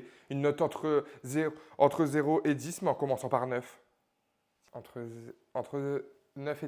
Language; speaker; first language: French; native; French